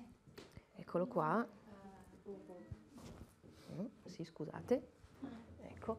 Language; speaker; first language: Italian; native; Italian